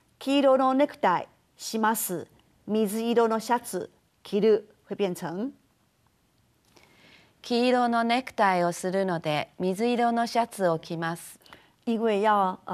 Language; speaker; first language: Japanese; non-native, fluent; Chinese